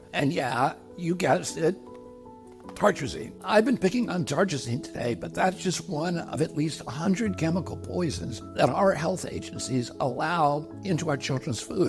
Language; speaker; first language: English; native; English